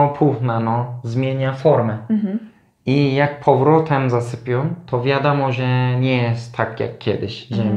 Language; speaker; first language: Polish; non-native, learner; Turkish